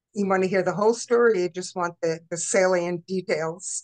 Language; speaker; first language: English; native; English